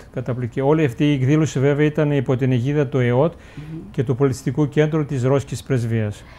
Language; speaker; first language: Greek; early bilingual, heritage; Uzbek